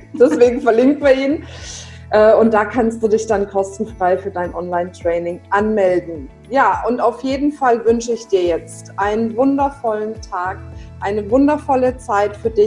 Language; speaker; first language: German; native; German